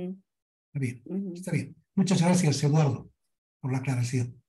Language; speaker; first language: Spanish; native; Spanish